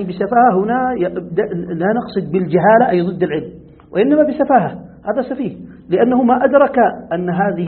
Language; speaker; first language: Arabic; native; Arabic